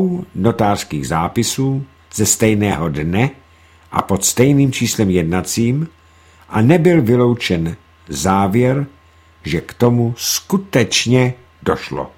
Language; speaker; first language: Czech; native; Czech